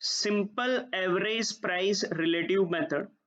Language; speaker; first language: Hindi; native; Hindi